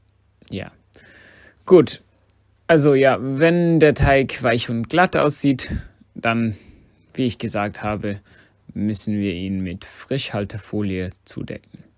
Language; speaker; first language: German; non-native, fluent; English